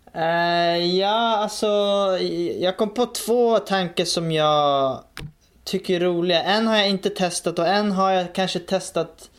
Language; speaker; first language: Swedish; native; Swedish